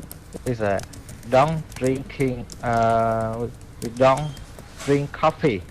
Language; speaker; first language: English; non-native, learner; Vietnamese